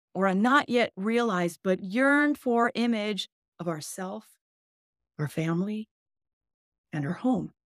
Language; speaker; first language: English; early bilingual, other home language; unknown